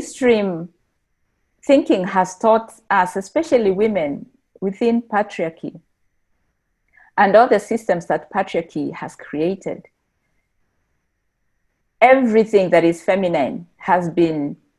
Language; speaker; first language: English; non-native, local second language; Meru